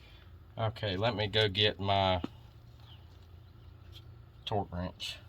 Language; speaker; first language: English; native; English